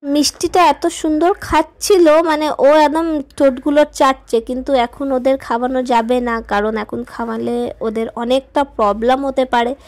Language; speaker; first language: Bangla; non-native, local second language; Hindi